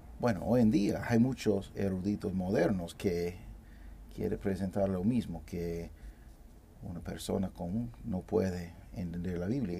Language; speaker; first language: Spanish; non-native, fluent; English